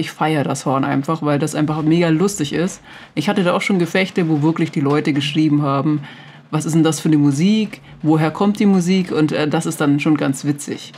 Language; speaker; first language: German; native; German